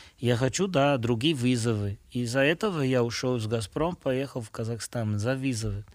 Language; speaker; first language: Russian; non-native, fluent; Portuguese